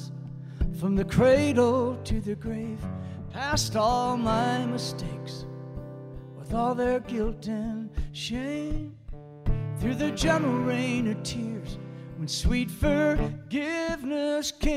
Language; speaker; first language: English; native; English